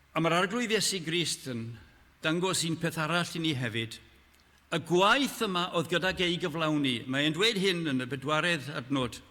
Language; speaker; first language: Welsh; native; Welsh